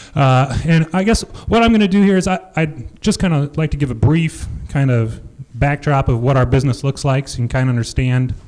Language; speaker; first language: English; native; English